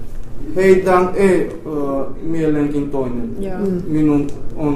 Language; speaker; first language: Finnish; non-native, learner; Armenian